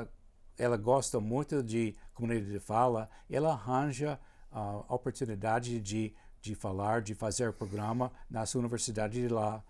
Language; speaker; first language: Portuguese; non-native, fluent; English